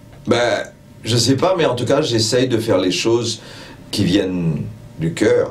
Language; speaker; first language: French; non-native, local second language; Morisyen